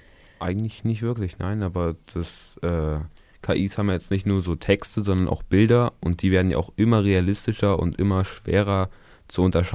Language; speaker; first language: German; native; German